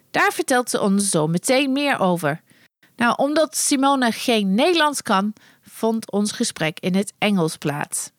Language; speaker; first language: Dutch; non-native, fluent; English